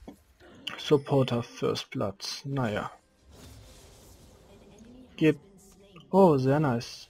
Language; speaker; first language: German; native; German